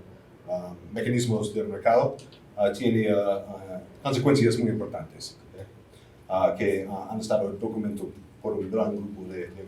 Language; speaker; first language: Spanish; non-native, fluent; English